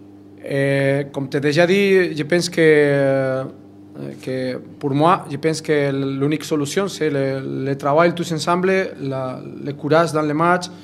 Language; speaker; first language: French; non-native, fluent; Spanish